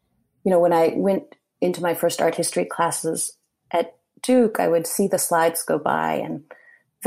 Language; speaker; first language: English; native; English